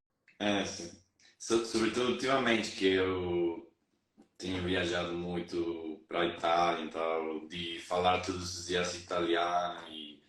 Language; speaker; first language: Portuguese; non-native, fluent; Spanish